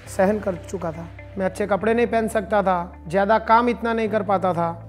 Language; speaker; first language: Hindi; non-native, local second language; Gujarati